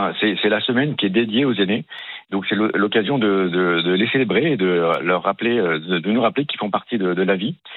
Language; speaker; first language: French; native; French